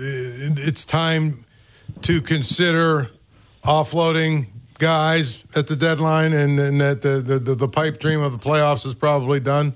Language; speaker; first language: English; native; English